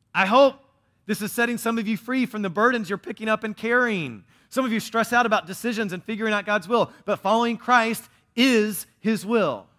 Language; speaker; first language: English; native; English